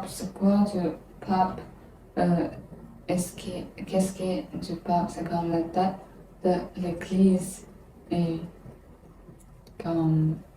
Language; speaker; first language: French; non-native, learner; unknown